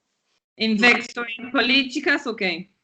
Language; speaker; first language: Portuguese; non-native, fluent; English